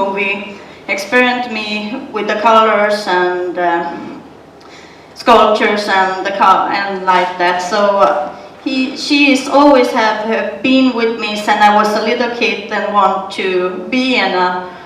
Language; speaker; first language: English; non-native, learner; Swedish